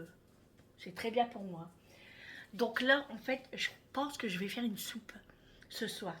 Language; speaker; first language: French; native; French